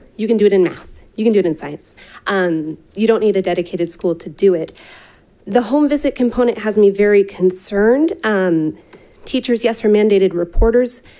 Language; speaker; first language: English; native; English